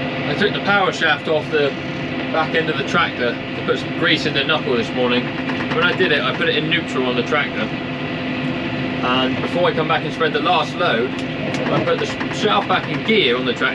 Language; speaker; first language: English; native; English